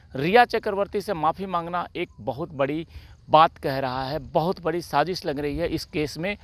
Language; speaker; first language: Hindi; native; Hindi